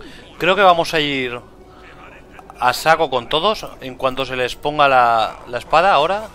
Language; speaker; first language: Spanish; native; Spanish